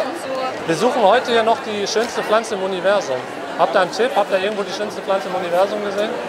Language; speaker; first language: German; native; German